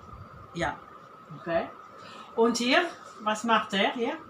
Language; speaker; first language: German; non-native, fluent; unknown